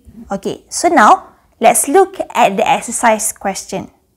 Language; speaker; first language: English; non-native, local second language; Malay